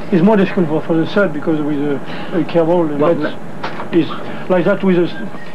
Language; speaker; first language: English; non-native, fluent; French